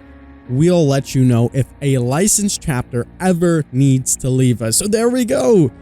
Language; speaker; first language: English; native; English